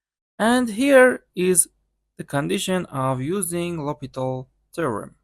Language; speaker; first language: English; non-native, learner; Persian